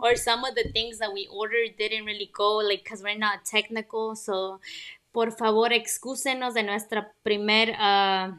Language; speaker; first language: English; early bilingual, other home language; Spanish